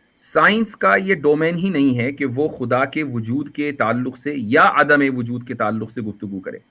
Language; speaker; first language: Urdu; native; Urdu